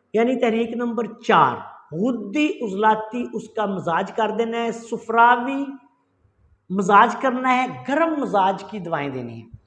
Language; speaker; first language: Urdu; non-native, local second language; Punjabi